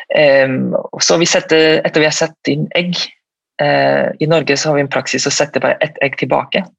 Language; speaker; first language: Norwegian; non-native, fluent; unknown